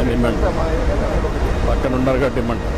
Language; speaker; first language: Telugu; native; Telugu